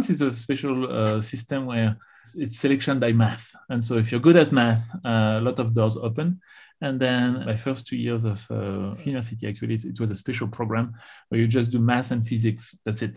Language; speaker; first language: English; non-native, fluent; French